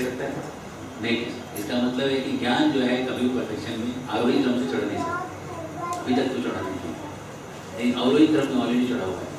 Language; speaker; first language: Hindi; native; Hindi